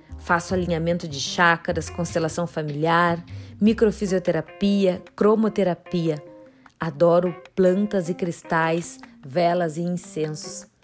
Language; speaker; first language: Portuguese; native; Portuguese